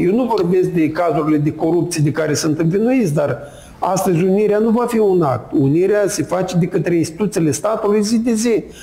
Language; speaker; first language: Romanian; native; Romanian